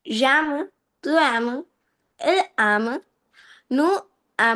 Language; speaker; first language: French; non-native, learner; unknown